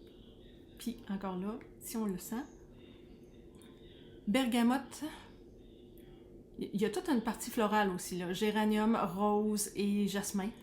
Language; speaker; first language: French; native; French